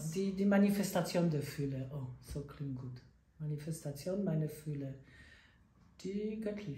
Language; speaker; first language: German; non-native, fluent; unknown